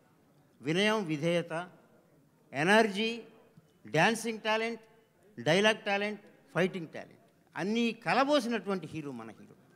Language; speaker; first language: Telugu; native; Telugu